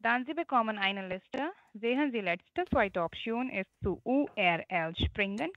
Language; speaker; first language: German; non-native, learner; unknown